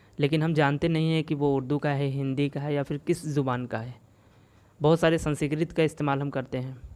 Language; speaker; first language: Hindi; native; Hindi